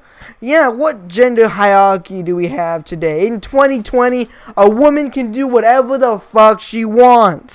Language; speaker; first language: English; native; English